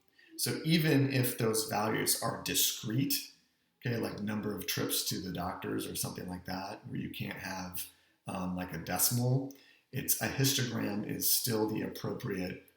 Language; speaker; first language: English; native; English